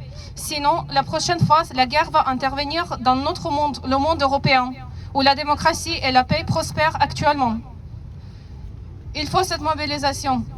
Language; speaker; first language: French; non-native, fluent; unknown